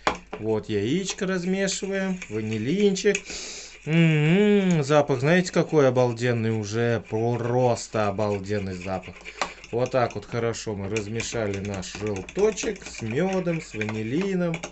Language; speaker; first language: Russian; native; Russian